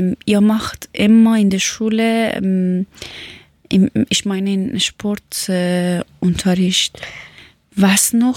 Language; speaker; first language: German; non-native, fluent; Persian